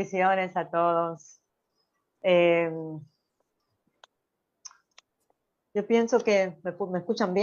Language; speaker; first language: Spanish; early bilingual, other home language; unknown